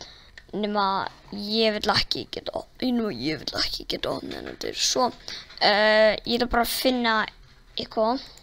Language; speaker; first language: Icelandic; non-native, learner; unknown